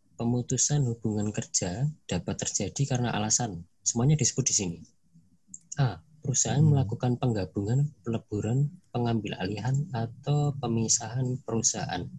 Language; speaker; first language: Indonesian; non-native, local second language; Javanese